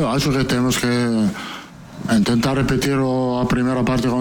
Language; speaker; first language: Portuguese; non-native, fluent; Italian